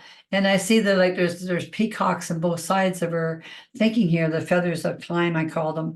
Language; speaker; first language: English; native; English